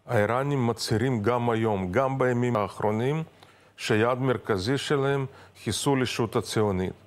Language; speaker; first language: Hebrew; non-native, fluent; Russian